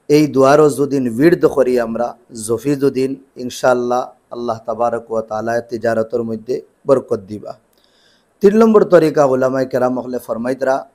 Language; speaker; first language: Bangla; native; Bangla